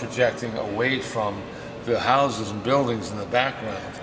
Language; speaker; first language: English; native; English